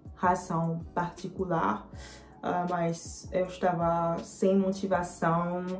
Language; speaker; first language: Portuguese; non-native, fluent; French